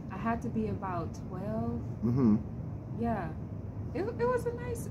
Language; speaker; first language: English; native; English